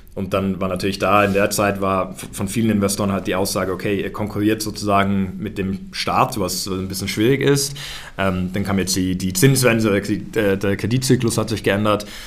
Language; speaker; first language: German; early bilingual, heritage; German